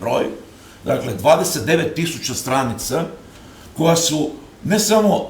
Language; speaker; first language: Croatian; native; Croatian